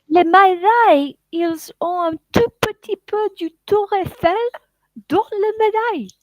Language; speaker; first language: French; non-native, learner; English